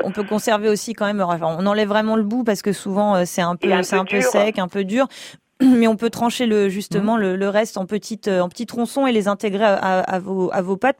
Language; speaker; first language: French; native; French